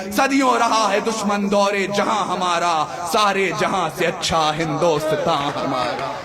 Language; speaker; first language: Hindi; native; Hindi